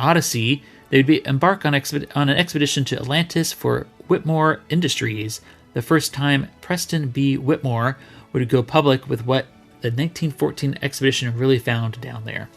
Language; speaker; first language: English; native; English